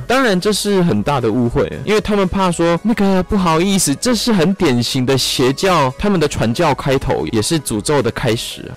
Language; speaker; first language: Chinese; non-native, fluent; Korean